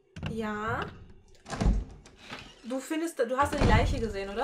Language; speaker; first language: German; native; German